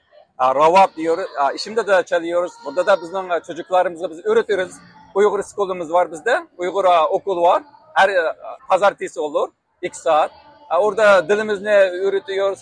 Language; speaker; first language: Turkish; non-native, learner; Uyghur